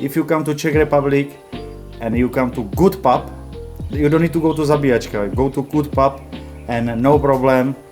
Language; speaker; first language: English; non-native, learner; Czech